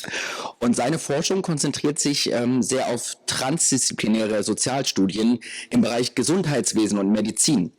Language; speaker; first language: German; native; German